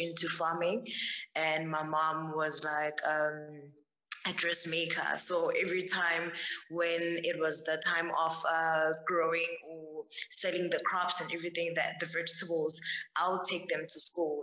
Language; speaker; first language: English; non-native, local second language; Zulu